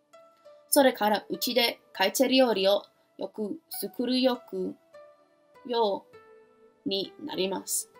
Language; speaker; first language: Japanese; non-native, learner; English